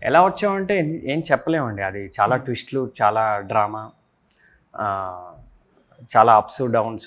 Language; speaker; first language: Telugu; native; Telugu